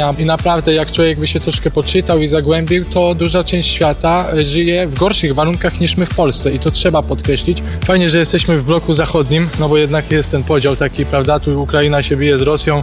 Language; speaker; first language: Polish; native; Polish